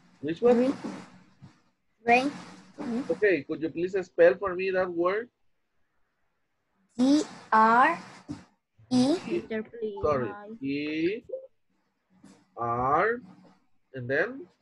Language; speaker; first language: English; non-native, fluent; Spanish